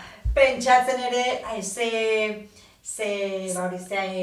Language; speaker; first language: Basque; non-native, local second language; Spanish